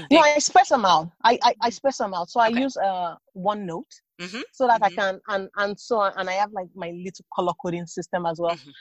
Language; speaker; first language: English; non-native, local second language; Yoruba